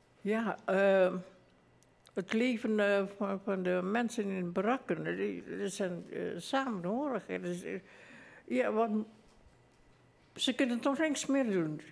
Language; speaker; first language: Dutch; early bilingual, other home language; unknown